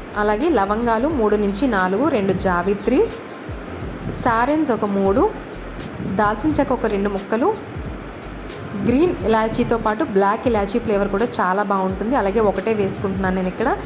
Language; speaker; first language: Telugu; native; Telugu